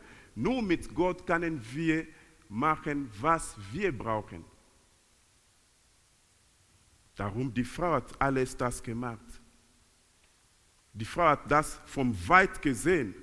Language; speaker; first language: German; non-native, learner; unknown